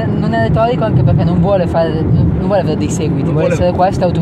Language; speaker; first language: Italian; native; Italian